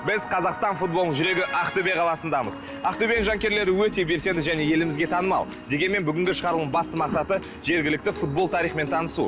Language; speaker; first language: Kazakh; native; Kazakh